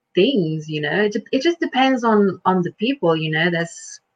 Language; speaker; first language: English; early bilingual, other home language; Lithuanian